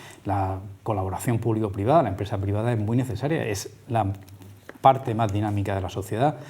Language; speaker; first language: Spanish; native; Spanish